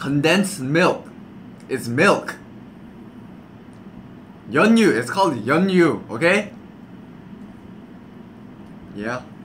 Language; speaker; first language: Korean; non-native, fluent; English